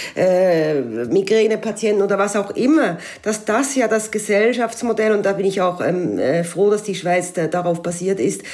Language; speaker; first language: German; native; German